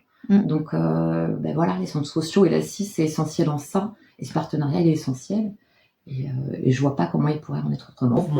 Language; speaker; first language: French; native; French